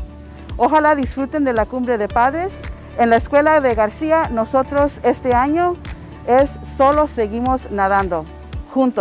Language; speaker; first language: Spanish; early bilingual, heritage; Spanish